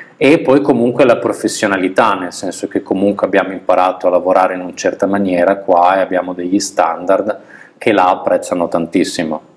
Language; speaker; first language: Italian; native; Italian